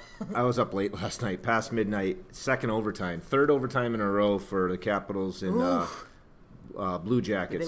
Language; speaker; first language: English; native; English